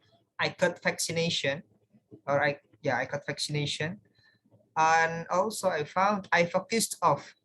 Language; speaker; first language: English; non-native, fluent; Indonesian